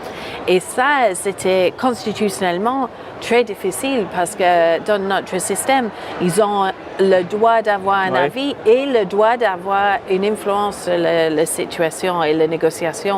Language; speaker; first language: French; non-native, fluent; English